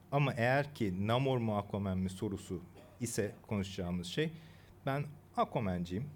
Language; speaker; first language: Turkish; early bilingual, other home language; Korean